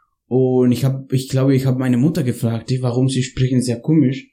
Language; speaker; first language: German; non-native, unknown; Spanish